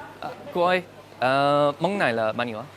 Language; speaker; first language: Vietnamese; non-native, learner; English